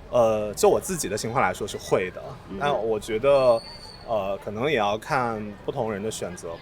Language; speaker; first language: Chinese; native; Chinese